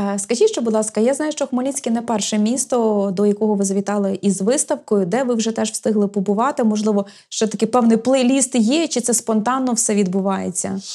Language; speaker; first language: Ukrainian; native; Ukrainian